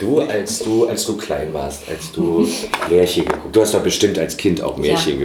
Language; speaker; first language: German; native; German